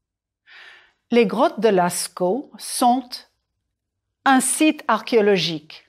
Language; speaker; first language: French; non-native, fluent; English